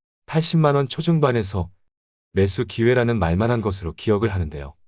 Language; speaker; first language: Korean; native; Korean